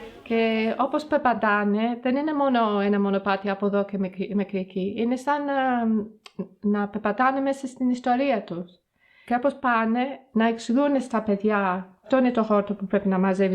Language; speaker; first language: Greek; non-native, fluent; English